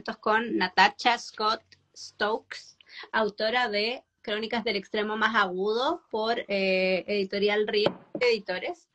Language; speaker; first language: Spanish; native; Spanish